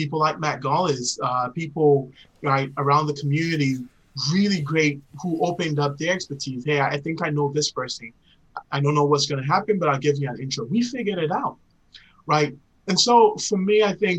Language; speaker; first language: English; non-native, local second language; Akan